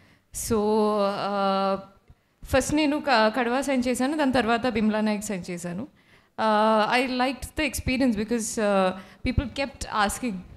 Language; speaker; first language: Telugu; non-native, local second language; Malayalam